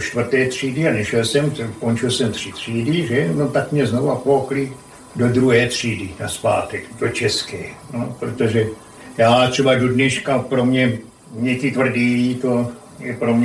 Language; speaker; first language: Czech; non-native, local second language; German